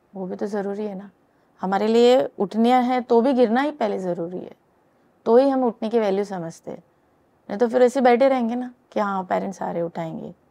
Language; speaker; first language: Hindi; native; Hindi